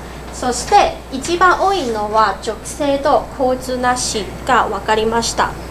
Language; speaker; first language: Japanese; non-native, learner; Cantonese